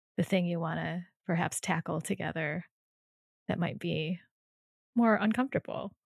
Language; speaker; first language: English; native; English